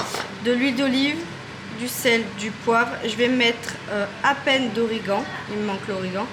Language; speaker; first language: French; native; French